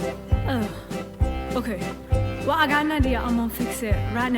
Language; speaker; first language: English; native; English